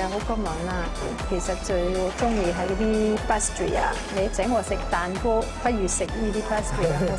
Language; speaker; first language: Cantonese; non-native, fluent; French